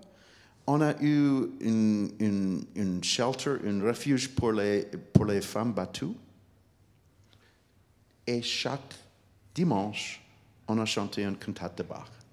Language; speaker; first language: French; non-native, fluent; English